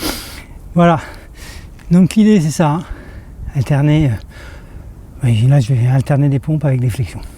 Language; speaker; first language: French; native; French